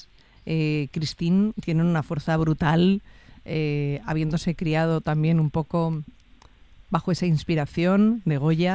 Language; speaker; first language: Spanish; native; Spanish